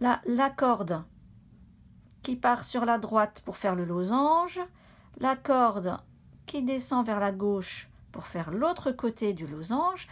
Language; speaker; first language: French; native; French